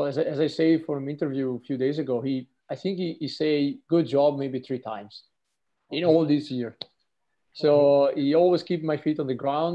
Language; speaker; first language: English; non-native, fluent; Italian